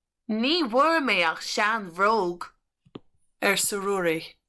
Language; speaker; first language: Irish; non-native, learner; English